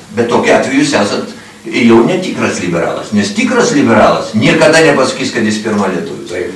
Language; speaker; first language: Lithuanian; native; Lithuanian